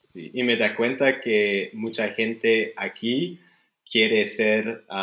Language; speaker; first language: Spanish; non-native, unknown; Dutch